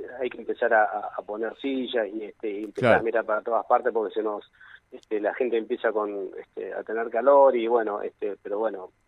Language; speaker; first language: Spanish; native; Spanish